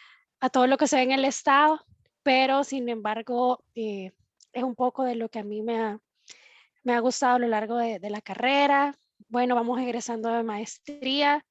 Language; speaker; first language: Spanish; native; Spanish